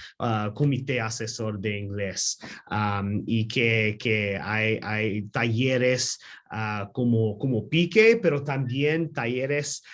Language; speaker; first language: Spanish; non-native, learner; English